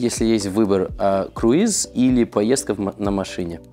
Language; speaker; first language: Russian; early bilingual, heritage; Russian